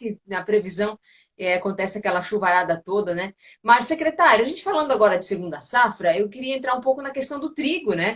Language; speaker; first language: Portuguese; native; Portuguese